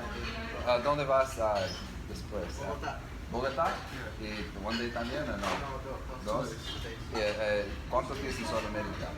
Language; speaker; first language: Spanish; non-native, learner; English